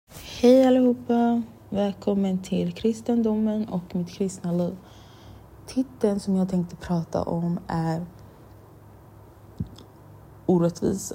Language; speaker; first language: Swedish; non-native, local second language; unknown